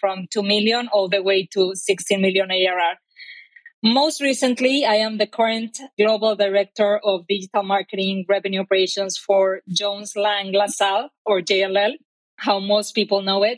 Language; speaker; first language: English; non-native, fluent; Spanish